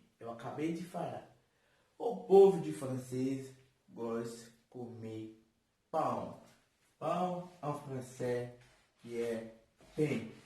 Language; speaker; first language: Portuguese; non-native, fluent; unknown